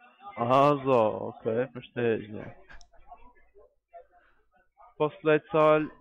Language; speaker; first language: German; non-native, fluent; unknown